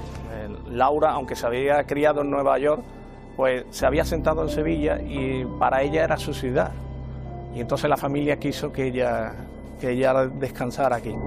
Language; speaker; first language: Spanish; native; Spanish